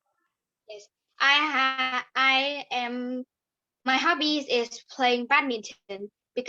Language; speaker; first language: English; non-native, learner; Vietnamese